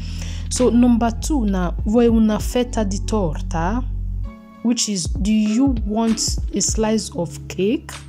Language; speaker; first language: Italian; non-native, learner; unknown